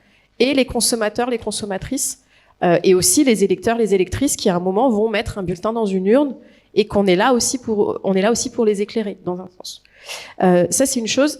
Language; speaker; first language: French; native; French